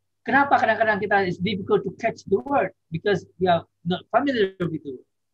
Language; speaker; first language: English; non-native, fluent; Indonesian